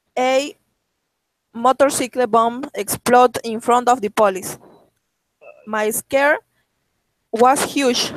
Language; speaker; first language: English; non-native, learner; Spanish